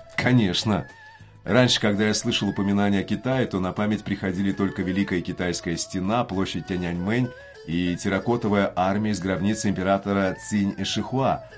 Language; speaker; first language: Russian; native; Russian